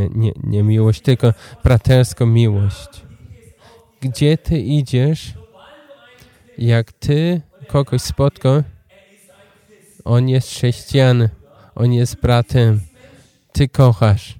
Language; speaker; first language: Polish; non-native, learner; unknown